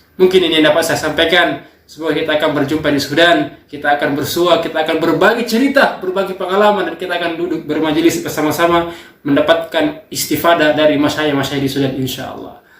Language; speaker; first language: Indonesian; native; Indonesian